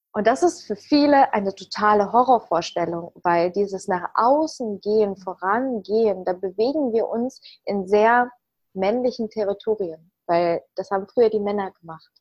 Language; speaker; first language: German; early bilingual, other home language; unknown